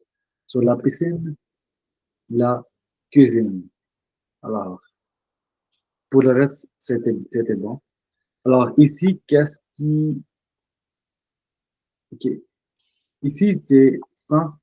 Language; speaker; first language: French; non-native, fluent; Punjabi